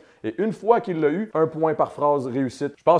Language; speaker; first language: French; native; French